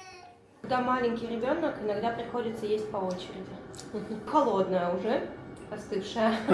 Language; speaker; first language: Russian; native; Russian